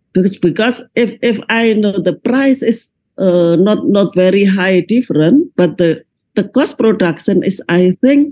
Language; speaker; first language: English; non-native, learner; Indonesian